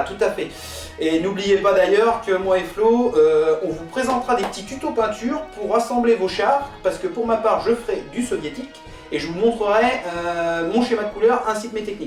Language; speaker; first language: French; native; French